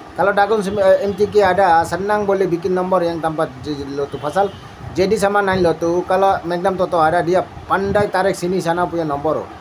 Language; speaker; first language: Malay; non-native, learner; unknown